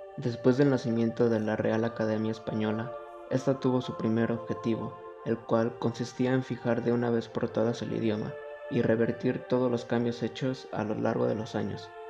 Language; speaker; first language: Spanish; native; Spanish